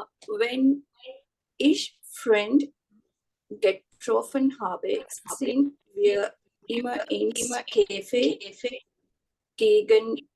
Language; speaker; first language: German; non-native, learner; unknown